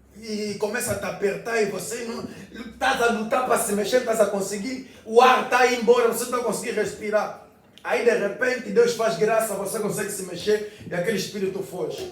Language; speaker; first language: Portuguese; non-native, fluent; Lingala